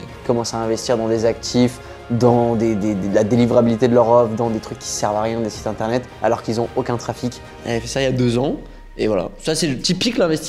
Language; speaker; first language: French; native; French